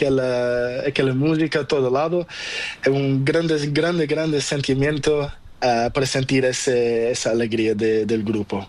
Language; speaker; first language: Spanish; non-native, learner; Portuguese